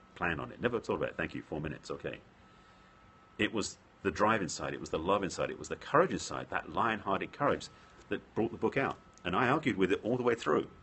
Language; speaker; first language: English; native; English